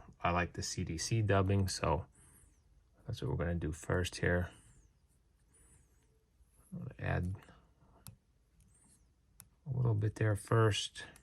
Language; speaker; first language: English; native; English